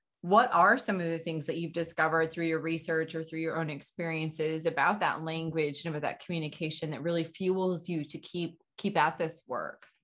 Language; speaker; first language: English; native; English